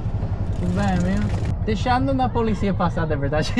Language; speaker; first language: Portuguese; non-native, learner; English